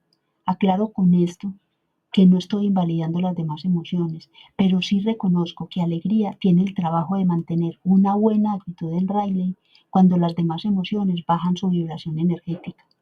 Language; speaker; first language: Spanish; native; Spanish